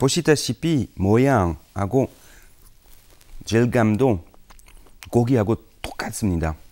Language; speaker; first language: Korean; non-native, fluent; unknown